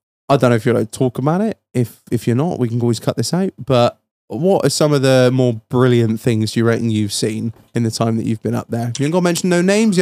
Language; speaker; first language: English; native; English